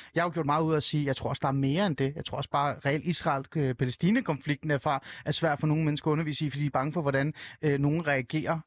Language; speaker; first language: Danish; early bilingual, other home language; Persian